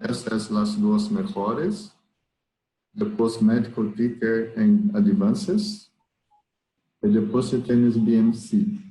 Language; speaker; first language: Spanish; non-native, learner; Portuguese